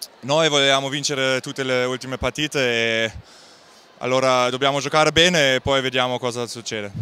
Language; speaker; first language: Italian; non-native, fluent; German